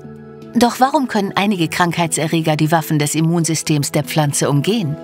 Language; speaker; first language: German; native; German